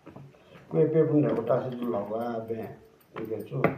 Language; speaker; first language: Nepali; non-native, local second language; Newari